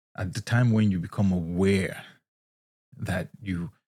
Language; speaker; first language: English; non-native, local second language; Yoruba